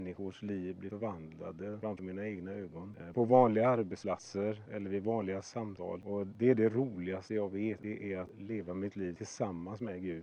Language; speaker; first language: Swedish; native; Swedish